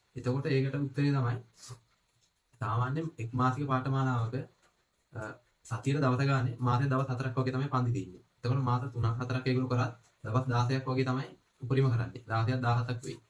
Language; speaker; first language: Sinhala; non-native, local second language; Tamil